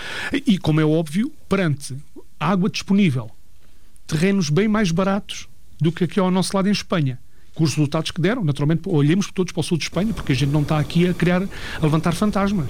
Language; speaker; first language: Portuguese; native; Portuguese